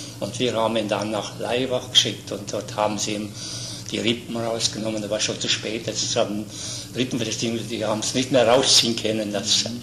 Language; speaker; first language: German; native; German